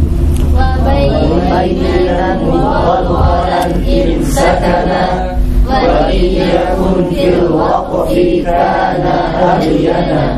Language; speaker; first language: Arabic; non-native, learner; Indonesian